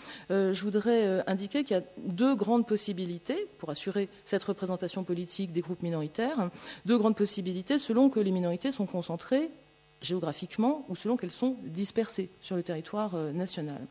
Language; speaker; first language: French; native; French